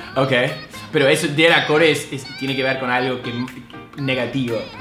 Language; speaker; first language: Spanish; non-native, fluent; English